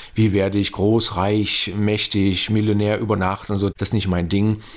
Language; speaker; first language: German; native; German